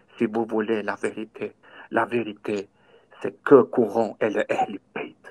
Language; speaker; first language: French; non-native, learner; Albanian